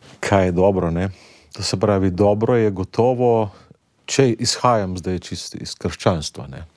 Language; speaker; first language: Slovenian; native; Slovenian